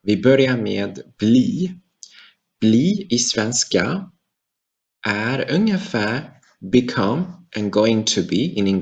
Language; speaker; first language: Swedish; non-native, fluent; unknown